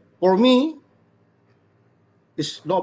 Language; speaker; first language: English; non-native, learner; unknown